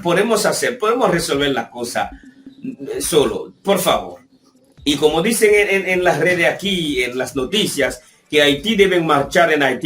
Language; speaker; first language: Spanish; non-native, fluent; Haitian Creole